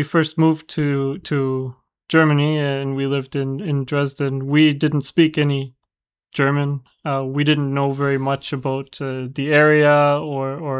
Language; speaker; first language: English; native; English